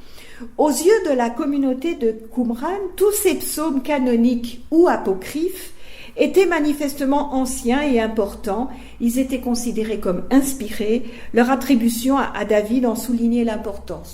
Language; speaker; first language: French; native; French